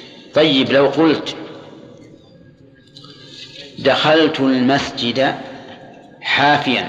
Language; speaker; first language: Arabic; native; Arabic